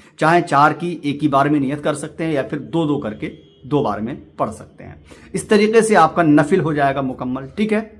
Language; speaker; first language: Urdu; native; Urdu